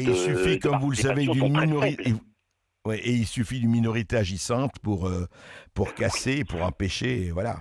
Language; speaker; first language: French; native; French